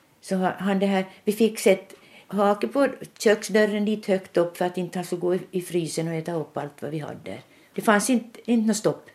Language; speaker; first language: Swedish; native; Swedish